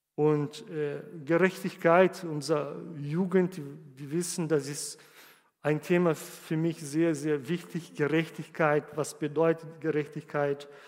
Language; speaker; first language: German; non-native, fluent; Portuguese